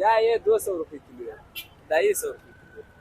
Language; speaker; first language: Hindi; non-native, learner; Pashto